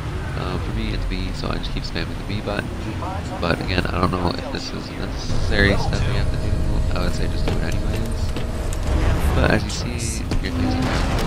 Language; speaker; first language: English; native; English